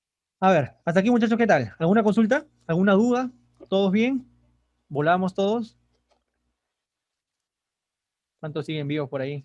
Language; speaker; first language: Spanish; native; Spanish